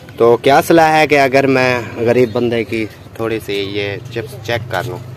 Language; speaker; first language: Urdu; non-native, local second language; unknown